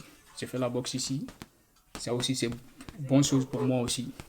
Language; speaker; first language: French; non-native, learner; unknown